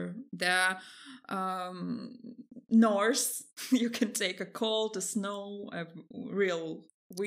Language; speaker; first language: English; non-native, fluent; Russian